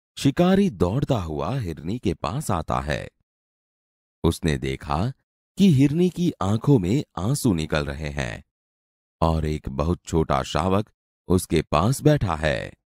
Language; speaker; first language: Hindi; non-native, local second language; Gujarati